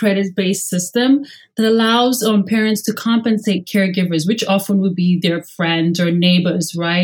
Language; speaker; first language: English; non-native, local second language; Yoruba